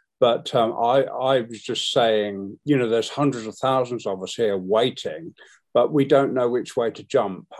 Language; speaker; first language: English; native; English